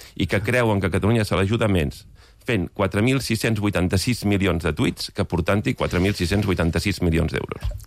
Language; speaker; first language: Catalan; native; Catalan